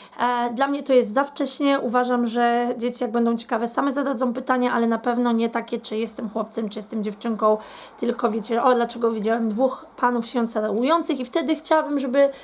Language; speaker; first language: Polish; native; Polish